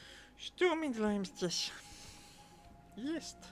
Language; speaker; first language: Russian; non-native, learner; English